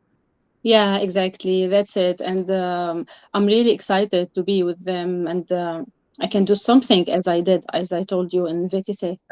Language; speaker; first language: English; non-native, learner; Arabic